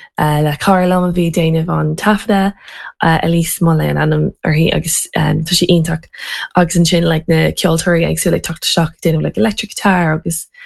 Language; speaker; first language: Irish; non-native, local second language; English